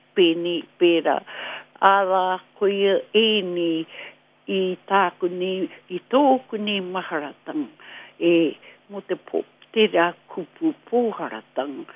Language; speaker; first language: Māori; native; Māori